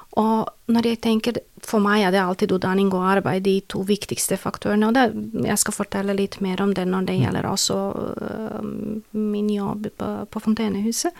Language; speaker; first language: Norwegian; non-native, fluent; Serbian